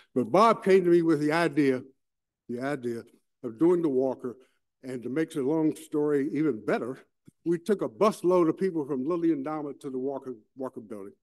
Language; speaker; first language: English; native; English